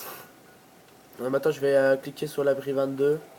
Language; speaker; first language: French; native; French